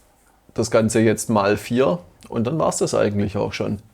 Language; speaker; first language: German; native; German